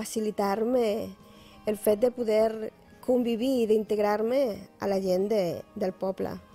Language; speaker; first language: Catalan; non-native, fluent; Spanish